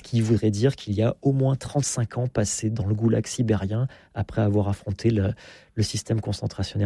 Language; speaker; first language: French; native; French